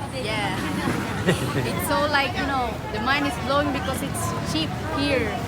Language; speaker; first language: English; non-native, learner; Filipino